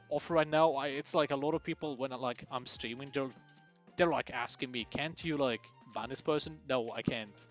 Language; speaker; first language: English; non-native, fluent; Swedish